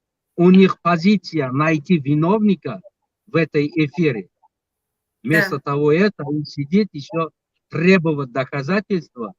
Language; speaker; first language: Russian; non-native, local second language; Tajik